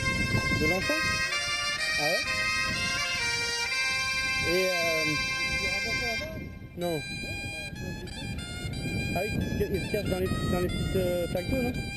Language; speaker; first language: French; native; French